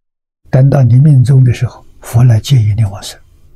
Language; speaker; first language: Chinese; native; Chinese